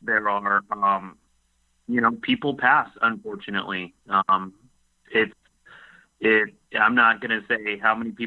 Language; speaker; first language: English; native; English